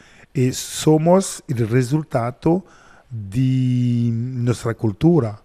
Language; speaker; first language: Spanish; non-native, learner; French